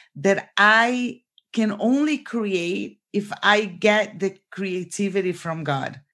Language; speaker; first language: English; non-native, fluent; Portuguese